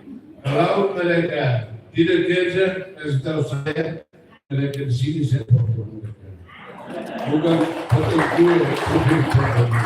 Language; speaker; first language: Indonesian; non-native, fluent; German